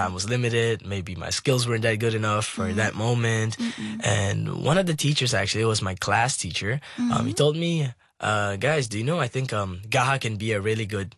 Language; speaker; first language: English; non-native, local second language; Nepali